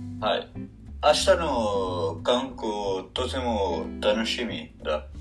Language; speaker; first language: Japanese; non-native, learner; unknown